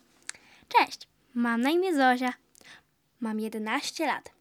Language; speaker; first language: Polish; early bilingual, heritage; Polish